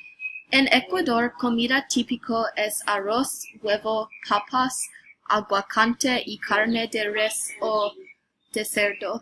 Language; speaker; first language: Spanish; non-native, learner; English